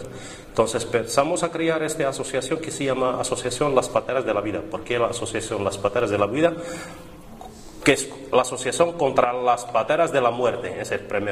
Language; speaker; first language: Spanish; non-native, learner; Arabic